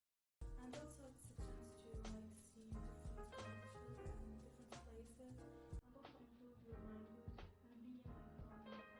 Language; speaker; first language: English; non-native, learner; Arabic